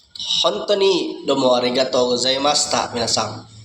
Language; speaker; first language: Japanese; non-native, learner; Indonesian